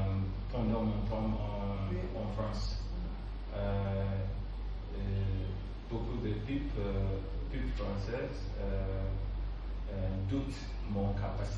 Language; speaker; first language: French; non-native, learner; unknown